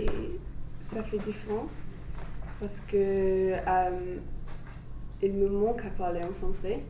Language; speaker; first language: French; non-native, learner; English